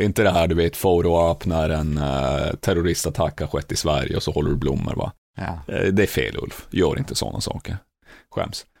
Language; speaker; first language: Swedish; native; Swedish